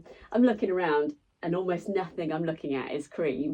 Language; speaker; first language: English; native; English